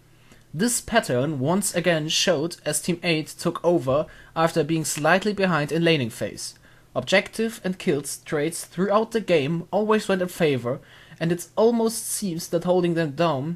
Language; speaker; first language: English; non-native, fluent; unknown